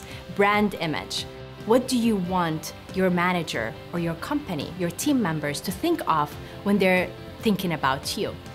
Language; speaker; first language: English; non-native, fluent; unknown